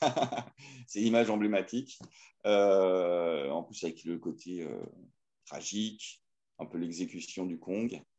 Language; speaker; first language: French; native; French